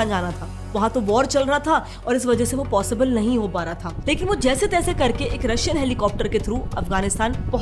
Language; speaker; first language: Hindi; native; Hindi